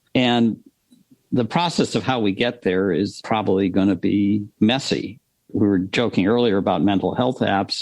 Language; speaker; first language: English; native; English